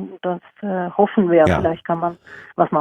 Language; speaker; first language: German; non-native, fluent; Norwegian